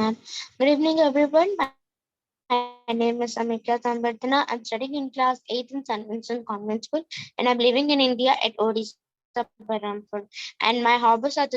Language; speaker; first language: English; non-native, learner; Odia